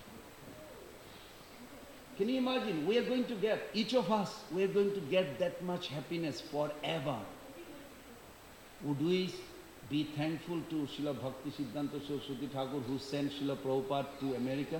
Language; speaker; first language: English; non-native, local second language; Bangla